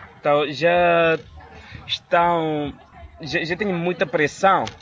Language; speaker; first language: Portuguese; non-native, fluent; Catalan